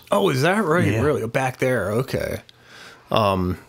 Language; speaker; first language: English; native; English